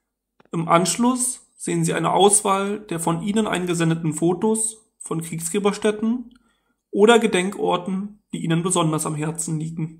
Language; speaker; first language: German; native; German